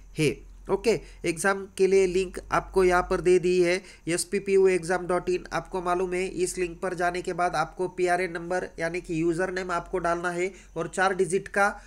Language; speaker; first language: Hindi; non-native, local second language; Marathi